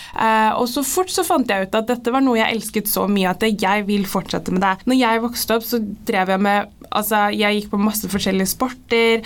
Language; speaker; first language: Norwegian; early bilingual, other home language; English